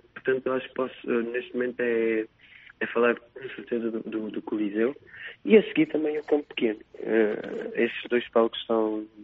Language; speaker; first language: Portuguese; non-native, local second language; Kabuverdianu